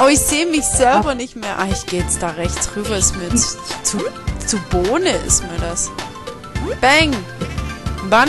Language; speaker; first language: German; native; German